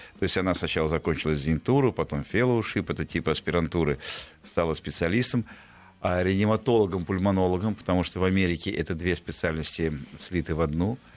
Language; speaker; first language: Russian; native; Russian